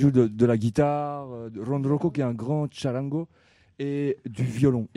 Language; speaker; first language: French; native; French